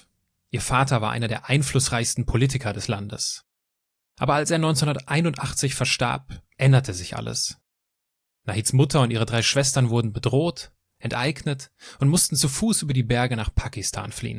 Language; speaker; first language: German; native; German